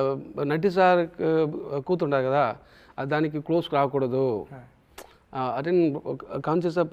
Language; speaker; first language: Telugu; non-native, learner; Tamil